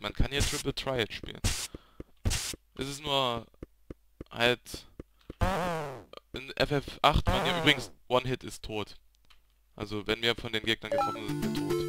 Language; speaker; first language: German; native; German